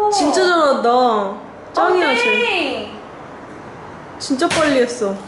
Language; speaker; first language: Korean; early bilingual, heritage; Korean